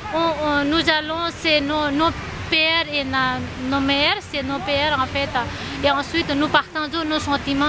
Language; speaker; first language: French; non-native, learner; Nepali